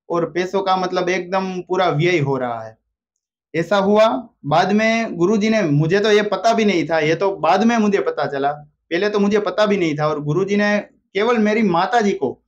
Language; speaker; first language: Hindi; non-native, local second language; Gujarati